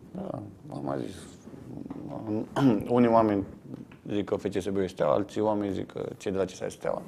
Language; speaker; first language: Romanian; native; Romanian